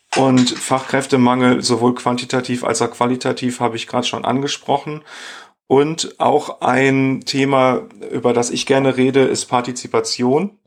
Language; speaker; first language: German; native; German